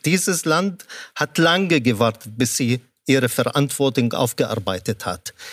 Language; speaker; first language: German; non-native, fluent; Arabic